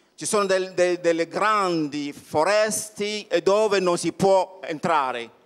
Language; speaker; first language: Italian; non-native, fluent; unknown